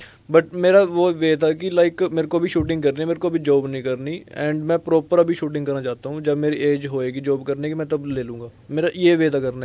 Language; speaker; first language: Hindi; non-native, local second language; Punjabi